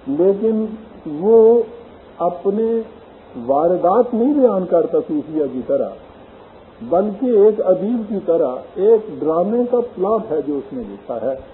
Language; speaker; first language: Urdu; native; Urdu